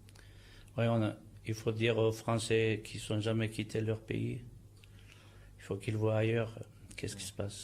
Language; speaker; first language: French; non-native, fluent; Turkish